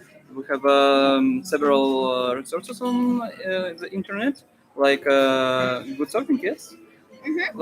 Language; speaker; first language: English; non-native, learner; Russian